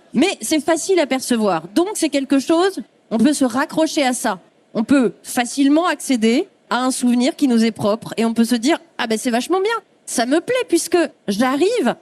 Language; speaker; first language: French; native; French